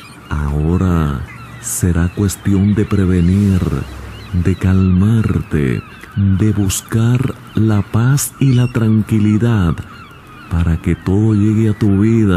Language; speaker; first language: Spanish; native; Spanish